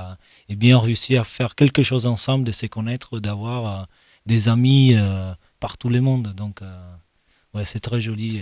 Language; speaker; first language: French; non-native, fluent; Italian